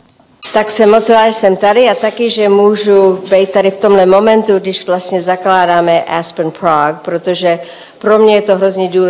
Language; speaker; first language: Czech; early bilingual, heritage; Czech